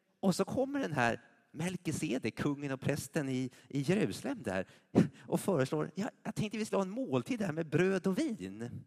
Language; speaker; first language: Swedish; native; Swedish